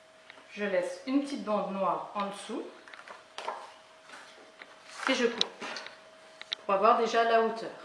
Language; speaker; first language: French; native; French